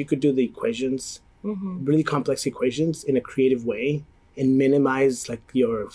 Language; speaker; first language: English; native; English